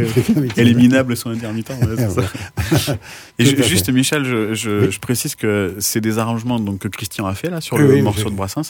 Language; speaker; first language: French; native; French